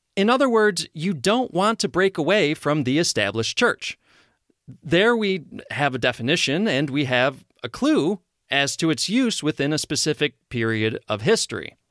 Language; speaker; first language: English; native; English